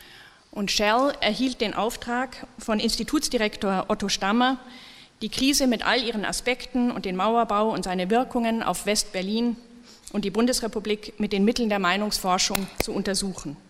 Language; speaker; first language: German; native; German